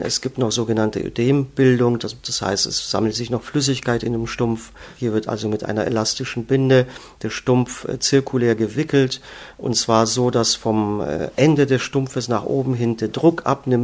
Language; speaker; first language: German; native; German